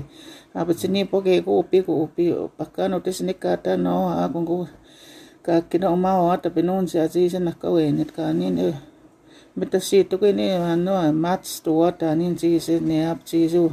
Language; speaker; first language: English; non-native, local second language; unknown